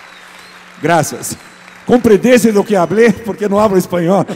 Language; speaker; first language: Spanish; non-native, fluent; Portuguese